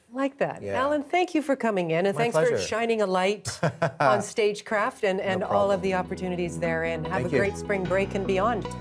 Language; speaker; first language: English; native; English